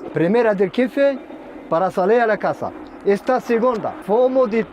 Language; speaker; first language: Spanish; non-native, learner; Arabic